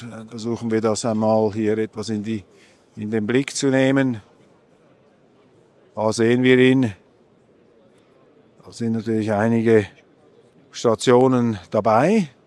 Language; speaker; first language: German; native; German